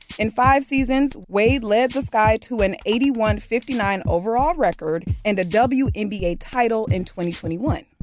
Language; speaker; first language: English; native; English